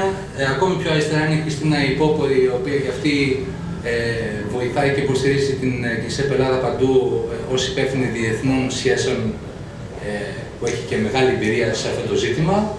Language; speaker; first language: Greek; native; Greek